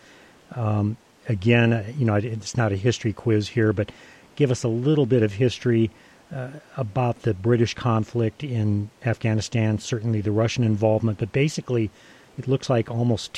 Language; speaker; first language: English; native; English